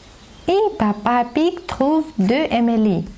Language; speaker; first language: French; non-native, learner; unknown